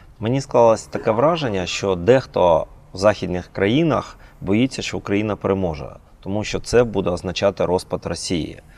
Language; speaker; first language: Ukrainian; native; Ukrainian